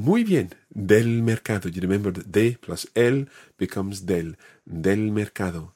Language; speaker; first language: Spanish; non-native, fluent; English